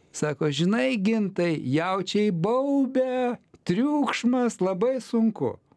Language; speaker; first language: Lithuanian; native; Lithuanian